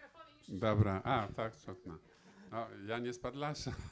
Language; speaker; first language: Polish; non-native, local second language; Belarusian